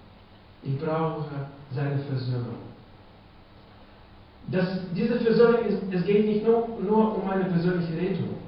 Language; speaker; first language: German; non-native, fluent; Russian